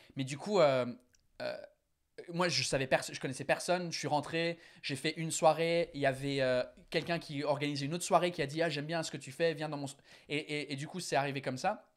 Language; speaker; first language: French; non-native, fluent; English